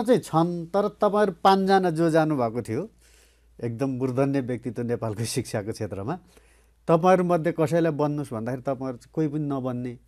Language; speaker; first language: Nepali; native; Nepali